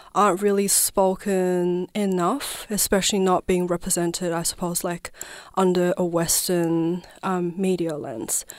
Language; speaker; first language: English; non-native, fluent; Chinese